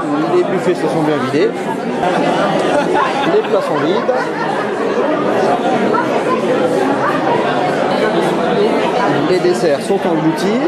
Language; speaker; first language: French; native; French